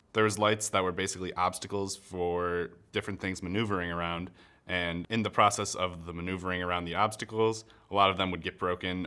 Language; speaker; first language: English; native; English